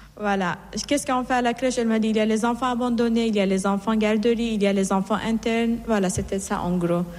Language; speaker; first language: French; non-native, fluent; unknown